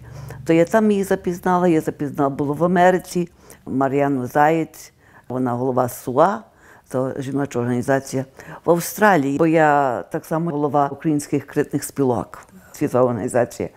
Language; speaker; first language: Ukrainian; early bilingual, heritage; Ukrainian